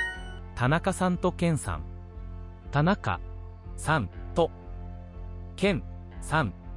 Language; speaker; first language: Japanese; non-native, learner; English